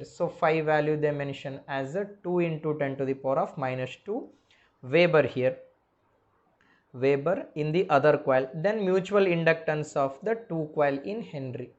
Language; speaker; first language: English; non-native, local second language; Kannada